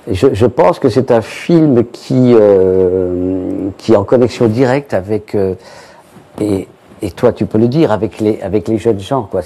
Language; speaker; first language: French; native; French